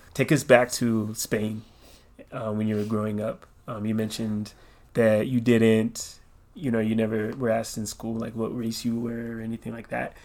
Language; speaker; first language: English; native; English